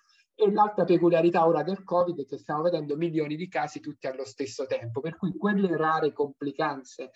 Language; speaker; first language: Italian; native; Italian